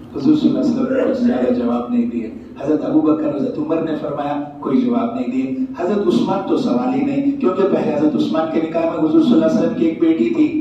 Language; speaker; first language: Urdu; native; Urdu